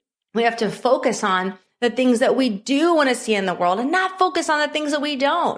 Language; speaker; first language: English; native; English